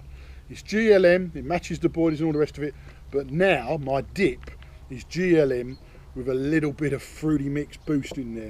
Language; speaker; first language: English; native; English